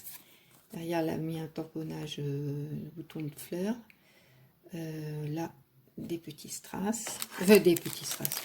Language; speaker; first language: French; native; French